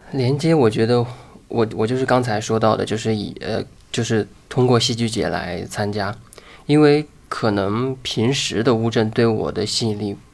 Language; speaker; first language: Chinese; native; Chinese